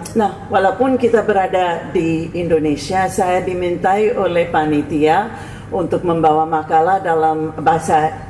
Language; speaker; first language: Indonesian; non-native, fluent; English